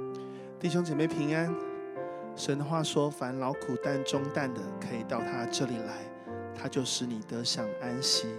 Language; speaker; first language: Chinese; native; Chinese